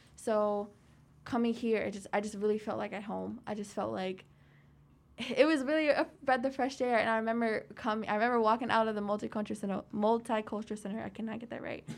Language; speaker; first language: English; native; English